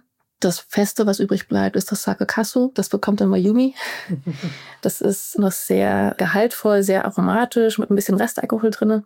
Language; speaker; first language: German; native; German